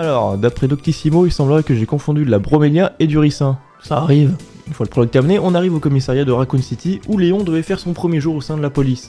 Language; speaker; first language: French; native; French